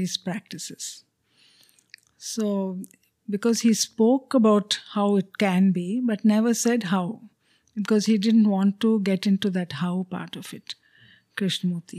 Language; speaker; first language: English; non-native, local second language; Telugu